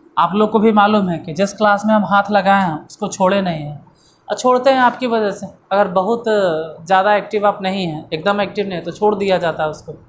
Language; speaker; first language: Hindi; native; Hindi